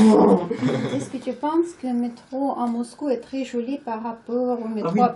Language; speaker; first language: French; non-native, learner; Russian